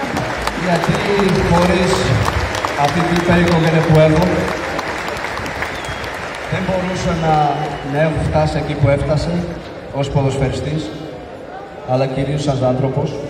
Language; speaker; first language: Greek; non-native, fluent; Portuguese